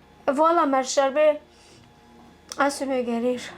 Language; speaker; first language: French; non-native, local second language; Arabic